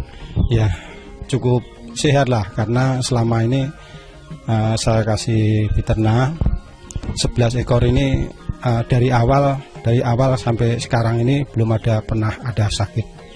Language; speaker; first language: Indonesian; non-native, local second language; Javanese